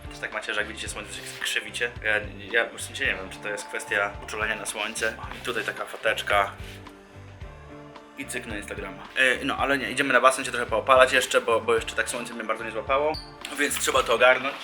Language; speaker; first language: Polish; native; Polish